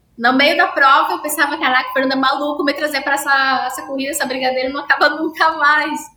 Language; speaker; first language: Portuguese; native; Portuguese